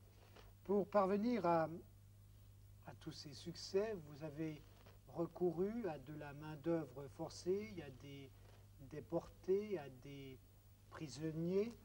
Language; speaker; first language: French; native; French